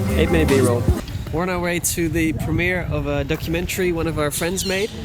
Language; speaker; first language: English; non-native, fluent; Dutch